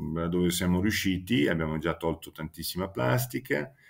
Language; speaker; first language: Italian; native; Italian